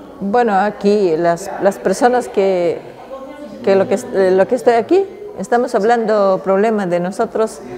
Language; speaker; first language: Spanish; non-native, local second language; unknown